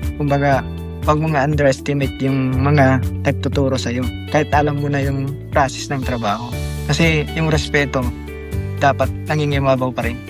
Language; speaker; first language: Filipino; non-native, local second language; Iloko